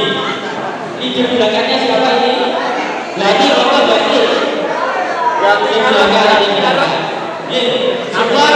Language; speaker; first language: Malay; non-native, local second language; Javanese